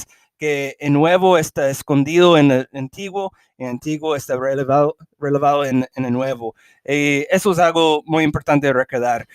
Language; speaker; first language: Spanish; early bilingual, heritage; English